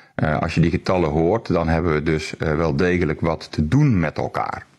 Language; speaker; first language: Dutch; native; Dutch